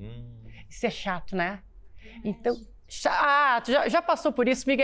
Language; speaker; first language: Portuguese; native; Portuguese